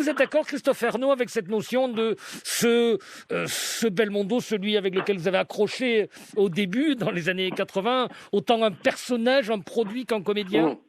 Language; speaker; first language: French; native; French